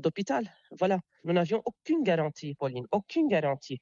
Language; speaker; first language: French; non-native, local second language; Arabic